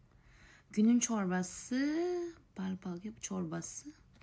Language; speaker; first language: Turkish; early bilingual, heritage; Turkish